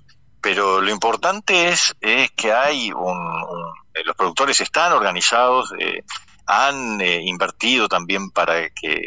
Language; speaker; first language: Spanish; native; Spanish